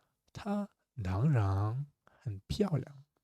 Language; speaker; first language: Chinese; non-native, fluent; Russian